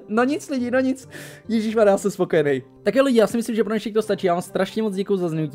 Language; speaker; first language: Czech; native; Czech